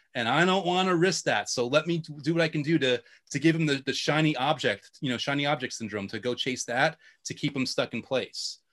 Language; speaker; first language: English; native; English